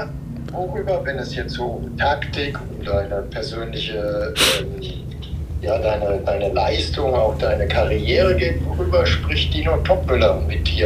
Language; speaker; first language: German; native; German